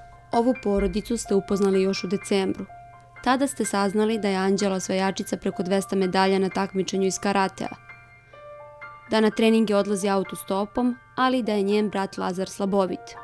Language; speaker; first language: Serbian; native; Serbian